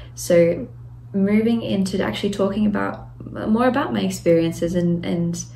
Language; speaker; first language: English; native; English